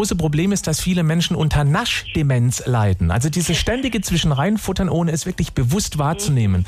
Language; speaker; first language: German; native; German